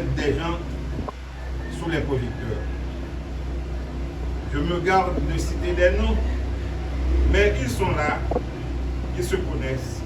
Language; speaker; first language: French; non-native, local second language; Haitian Creole